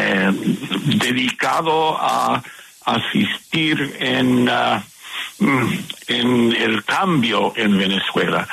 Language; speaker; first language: Spanish; non-native, fluent; English